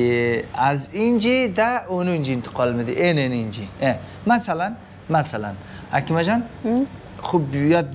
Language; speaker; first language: Persian; native; Persian